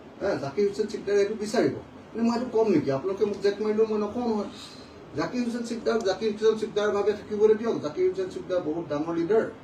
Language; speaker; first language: Assamese; native; Assamese